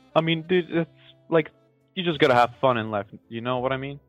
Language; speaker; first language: English; non-native, fluent; Macedonian